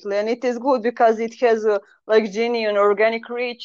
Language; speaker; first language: English; non-native, learner; Croatian